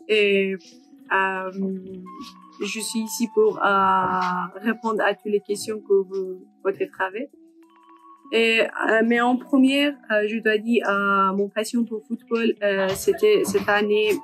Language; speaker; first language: French; non-native, learner; Persian